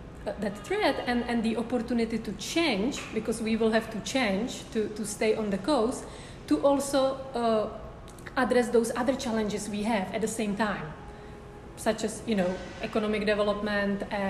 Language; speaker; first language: English; non-native, fluent; Czech